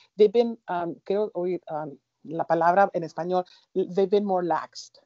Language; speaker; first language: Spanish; early bilingual, heritage; Spanish